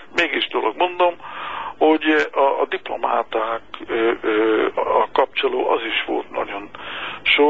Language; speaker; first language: Hungarian; non-native, fluent; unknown